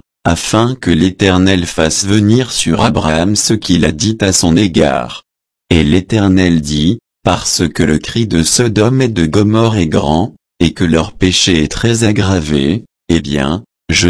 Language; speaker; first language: French; native; French